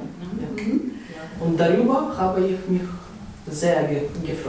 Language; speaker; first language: German; non-native, learner; Ukrainian